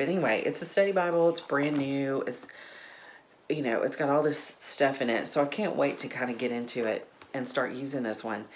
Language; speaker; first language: English; native; English